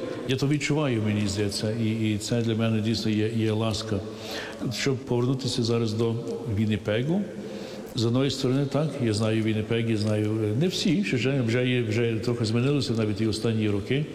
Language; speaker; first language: Ukrainian; early bilingual, heritage; English